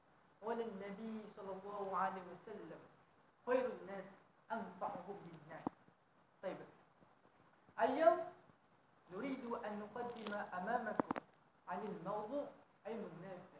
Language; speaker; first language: Arabic; non-native, learner; Malay